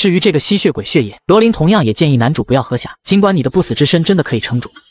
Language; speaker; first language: Chinese; native; Chinese